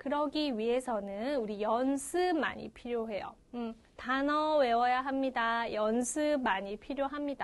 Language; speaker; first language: Korean; non-native, fluent; Chinese